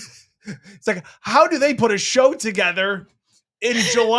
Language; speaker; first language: English; native; English